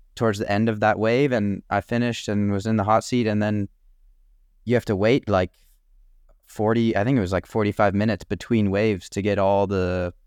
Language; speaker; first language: English; native; English